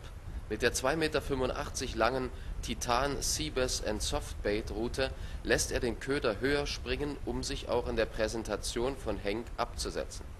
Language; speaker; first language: German; native; German